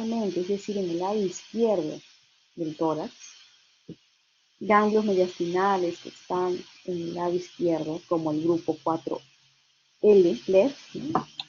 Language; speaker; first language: Spanish; native; Spanish